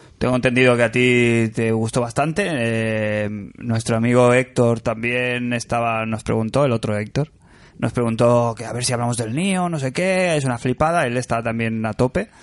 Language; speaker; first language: Spanish; native; Spanish